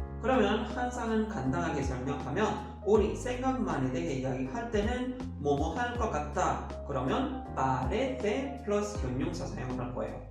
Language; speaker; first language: Korean; non-native, fluent; Spanish